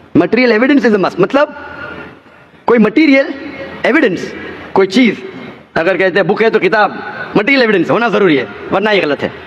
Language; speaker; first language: Hindi; non-native, local second language; Konkani